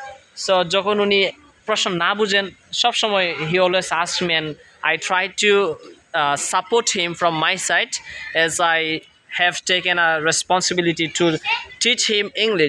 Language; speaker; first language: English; non-native, fluent; Bangla